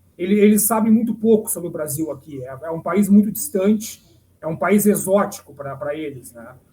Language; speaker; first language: Portuguese; native; Portuguese